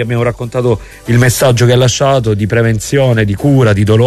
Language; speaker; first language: Italian; native; Italian